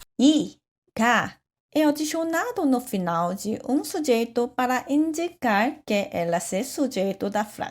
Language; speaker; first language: Portuguese; non-native, fluent; Korean